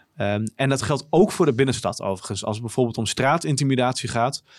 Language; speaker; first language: Dutch; native; Dutch